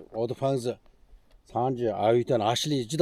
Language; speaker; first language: Chinese; non-native, local second language; Kazakh